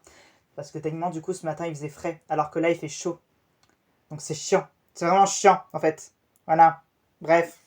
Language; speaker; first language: French; native; French